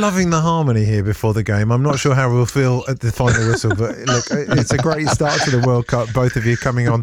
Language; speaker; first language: English; native; English